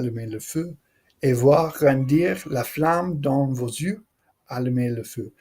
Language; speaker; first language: French; non-native, learner; English